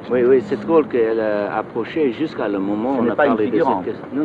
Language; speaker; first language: French; non-native, fluent; English